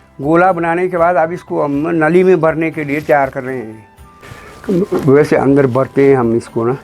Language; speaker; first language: Hindi; non-native, local second language; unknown